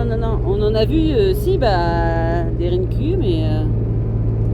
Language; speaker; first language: French; native; French